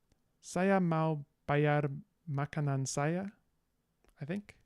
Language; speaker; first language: Indonesian; non-native, learner; English